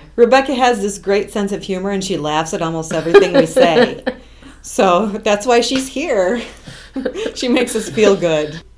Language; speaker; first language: English; native; English